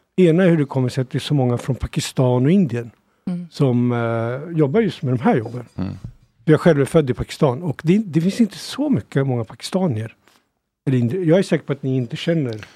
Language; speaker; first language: Swedish; early bilingual, other home language; Punjabi